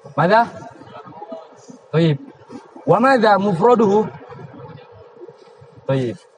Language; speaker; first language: Arabic; non-native, learner; Indonesian